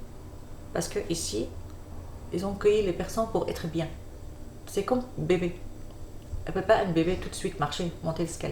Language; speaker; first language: French; non-native, learner; Arabic